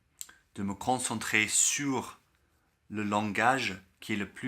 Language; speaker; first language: French; non-native, learner; English